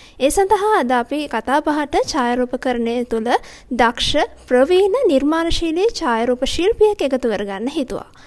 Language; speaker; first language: Sinhala; native; Sinhala